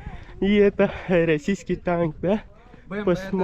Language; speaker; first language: Russian; non-native, learner; Pashto